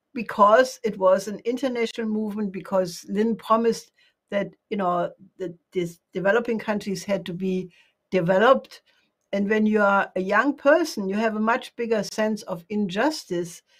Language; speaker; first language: English; non-native, fluent; German